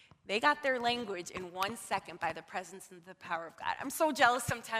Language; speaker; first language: English; native; English